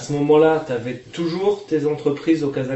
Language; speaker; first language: French; native; French